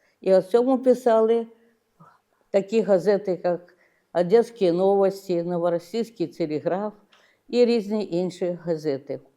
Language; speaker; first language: Ukrainian; non-native, local second language; Russian